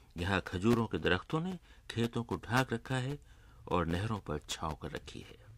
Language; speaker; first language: Urdu; native; Urdu